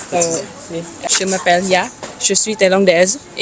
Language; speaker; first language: French; non-native, learner; Thai